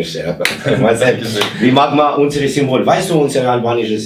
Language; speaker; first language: German; non-native, learner; Albanian